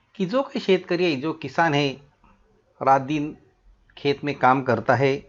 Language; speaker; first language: Hindi; non-native, local second language; Marathi